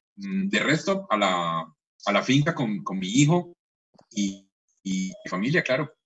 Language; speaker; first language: Spanish; native; Spanish